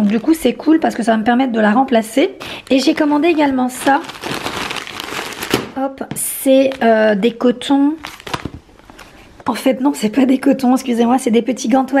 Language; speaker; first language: French; native; French